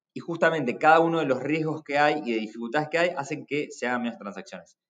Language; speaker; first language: Spanish; native; Spanish